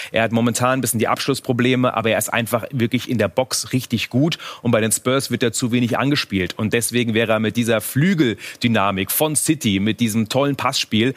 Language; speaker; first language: German; native; German